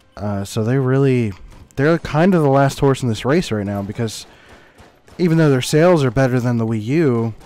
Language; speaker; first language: English; native; English